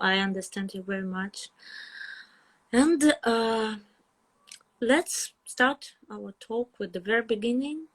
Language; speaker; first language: English; non-native, fluent; Russian